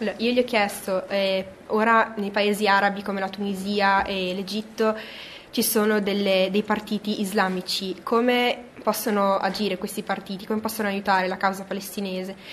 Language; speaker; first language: Italian; native; Italian